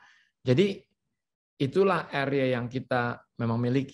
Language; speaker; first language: Indonesian; native; Indonesian